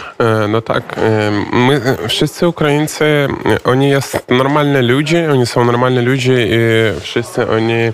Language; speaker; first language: Polish; non-native, learner; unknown